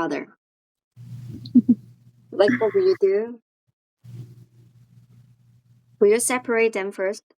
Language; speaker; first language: English; non-native, fluent; Cantonese